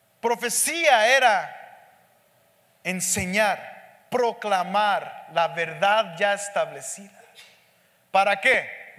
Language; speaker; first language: Spanish; early bilingual, heritage; Spanish